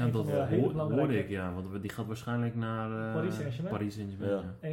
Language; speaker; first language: Dutch; native; Dutch